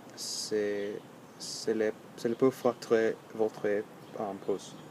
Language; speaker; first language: French; non-native, learner; English